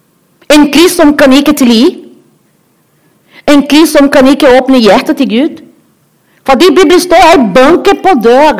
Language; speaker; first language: Norwegian; non-native, learner; Portuguese